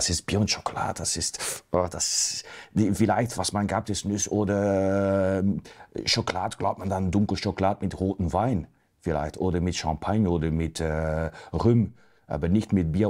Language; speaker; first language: German; non-native, learner; Dutch